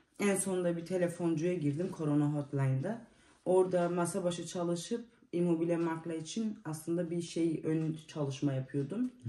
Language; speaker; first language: Turkish; early bilingual, heritage; Turkish